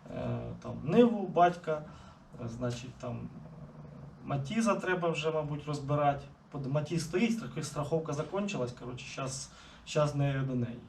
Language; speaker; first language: Ukrainian; non-native, local second language; Russian